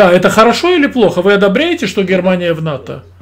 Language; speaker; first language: Russian; native; Russian